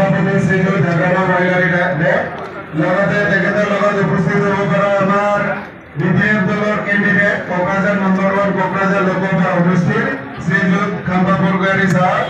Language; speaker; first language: Assamese; non-native, local second language; Bodo